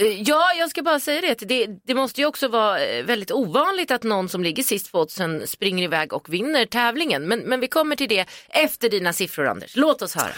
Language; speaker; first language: Swedish; native; Swedish